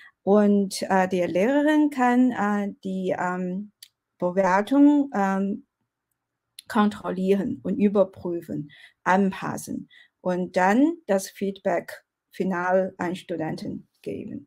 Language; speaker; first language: German; non-native, fluent; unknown